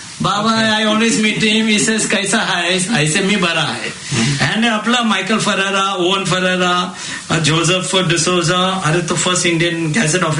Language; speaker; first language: English; non-native, local second language; Marathi